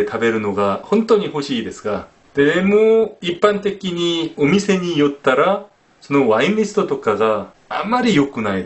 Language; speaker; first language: Japanese; non-native, fluent; Korean